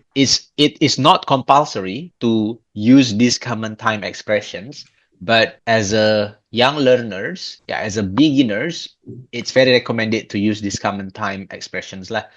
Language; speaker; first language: English; non-native, fluent; Indonesian